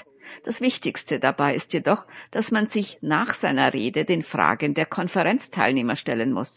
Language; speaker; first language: German; native; German